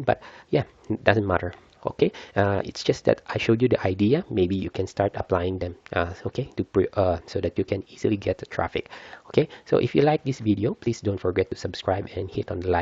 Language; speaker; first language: English; non-native, fluent; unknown